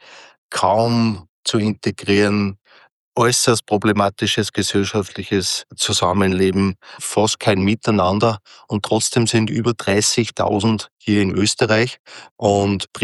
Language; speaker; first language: German; native; German